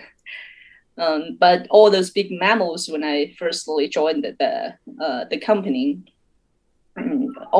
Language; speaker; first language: English; non-native, fluent; Chinese